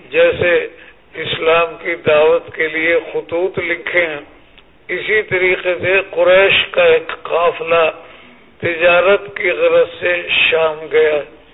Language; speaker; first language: Urdu; native; Urdu